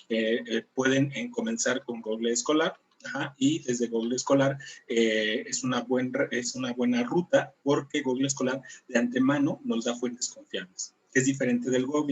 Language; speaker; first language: Spanish; native; Spanish